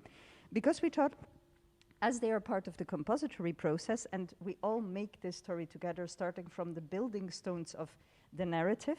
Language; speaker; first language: English; non-native, fluent; Dutch